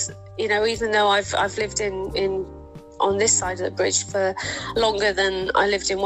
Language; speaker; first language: English; native; English